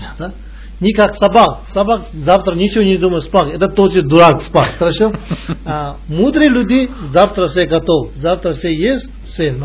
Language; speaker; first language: Russian; non-native, learner; Tibetan